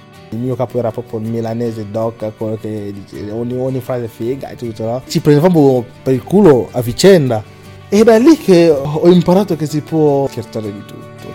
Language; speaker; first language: Italian; non-native, fluent; Lingala